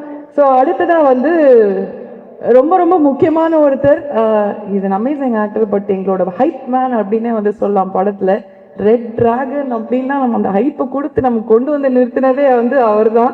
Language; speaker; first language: Tamil; native; Tamil